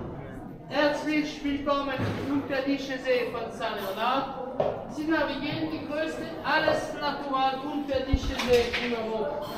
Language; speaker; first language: German; non-native, learner; French